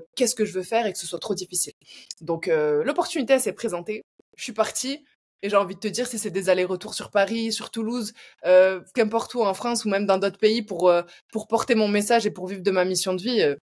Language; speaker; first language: French; native; French